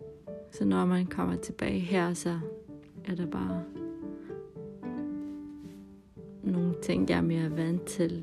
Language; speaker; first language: Danish; non-native, local second language; Kalaallisut